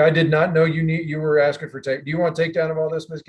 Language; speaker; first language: English; native; English